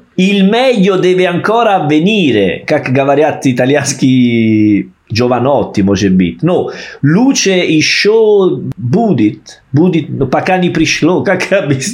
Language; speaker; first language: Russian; non-native, fluent; Italian